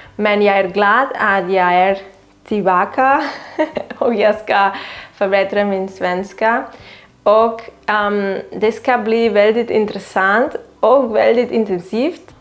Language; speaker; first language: Swedish; non-native, learner; Catalan